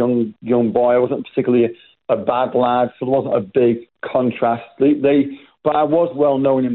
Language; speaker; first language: English; native; English